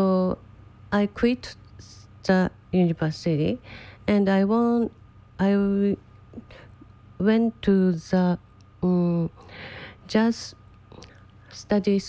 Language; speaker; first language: English; non-native, learner; Japanese